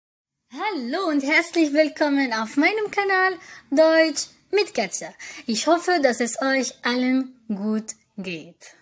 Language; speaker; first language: German; non-native, fluent; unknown